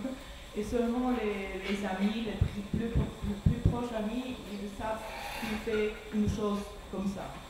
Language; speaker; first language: French; non-native, fluent; Polish